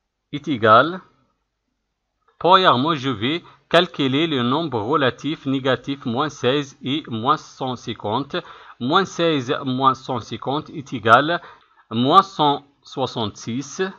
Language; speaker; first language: French; non-native, local second language; Arabic